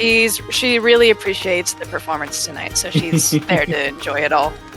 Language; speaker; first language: English; native; English